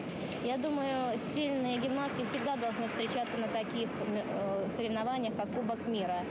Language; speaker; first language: Russian; native; Russian